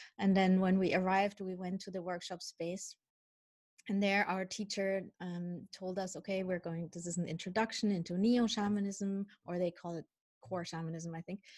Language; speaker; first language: English; non-native, fluent; Dutch